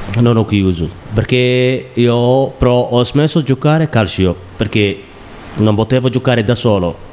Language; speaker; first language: Italian; non-native, learner; Somali